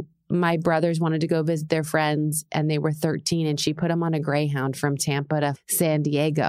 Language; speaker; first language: English; native; English